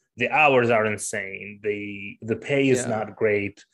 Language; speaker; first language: English; non-native, fluent; Arabic